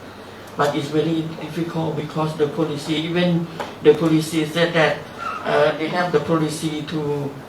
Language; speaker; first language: English; non-native, learner; Thai